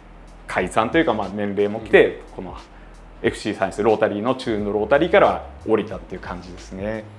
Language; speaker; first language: Japanese; native; Japanese